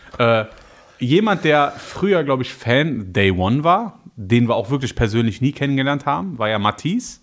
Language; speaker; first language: German; native; German